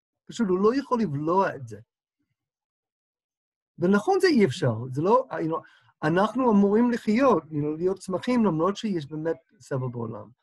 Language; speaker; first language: Hebrew; non-native, fluent; English